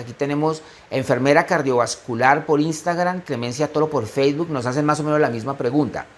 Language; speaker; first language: Spanish; native; Spanish